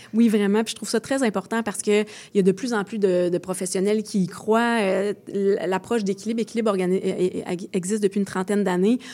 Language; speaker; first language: French; native; French